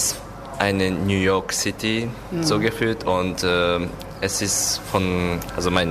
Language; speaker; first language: German; non-native, learner; Japanese